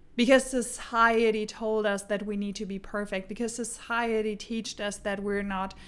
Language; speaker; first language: English; non-native, fluent; German